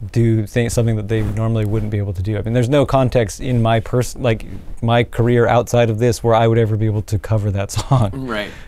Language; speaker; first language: English; native; English